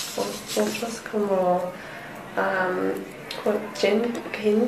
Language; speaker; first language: Spanish; non-native, learner; English